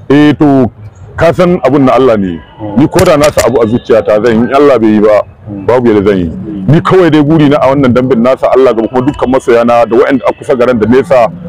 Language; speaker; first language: Hausa; non-native, local second language; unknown